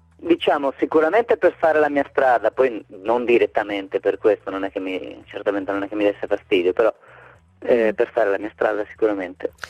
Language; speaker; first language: Italian; native; Italian